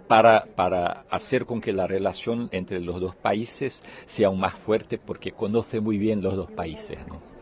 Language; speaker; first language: Spanish; non-native, fluent; Portuguese